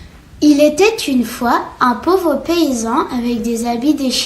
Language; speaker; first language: French; non-native, learner; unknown